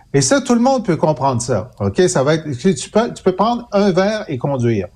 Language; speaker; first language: French; native; French